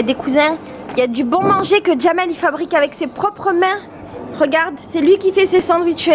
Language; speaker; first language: French; native; French